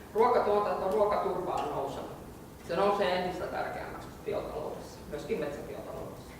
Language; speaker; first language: Finnish; native; Finnish